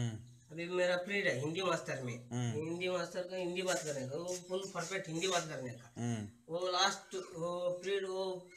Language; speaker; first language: Hindi; non-native, local second language; Kannada